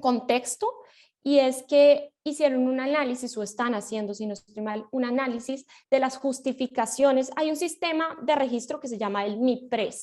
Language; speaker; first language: Spanish; native; Spanish